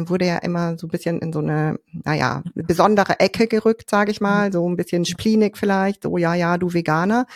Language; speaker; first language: German; native; German